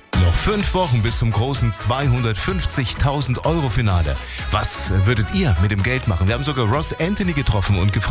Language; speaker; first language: German; native; German